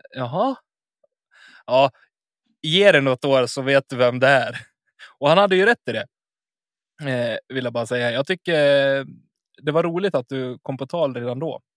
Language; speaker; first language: Swedish; native; Swedish